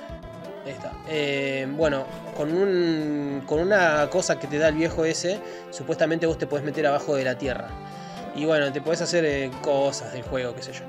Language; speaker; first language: Spanish; native; Spanish